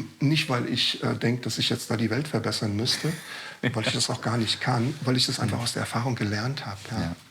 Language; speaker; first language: German; early bilingual, other home language; Croatian